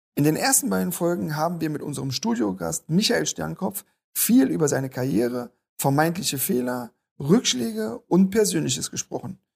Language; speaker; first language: German; native; German